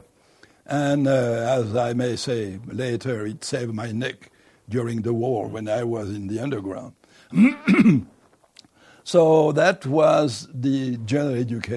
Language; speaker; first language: English; non-native, fluent; French